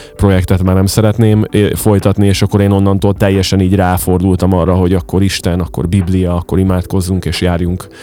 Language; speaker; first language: Hungarian; native; Hungarian